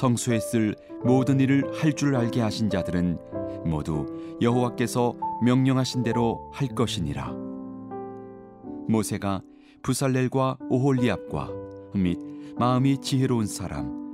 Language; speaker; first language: Korean; native; Korean